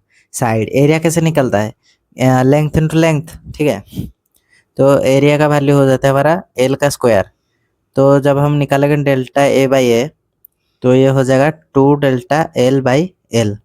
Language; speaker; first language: Hindi; native; Hindi